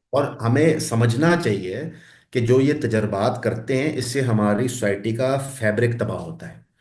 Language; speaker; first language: Urdu; non-native, local second language; Punjabi